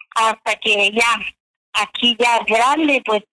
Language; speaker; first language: Spanish; native; Spanish